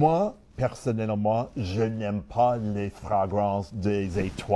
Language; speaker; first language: French; non-native, learner; English